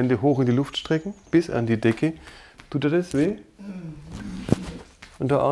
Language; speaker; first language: German; native; German